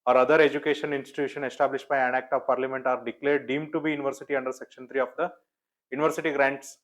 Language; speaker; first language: English; non-native, local second language; Kannada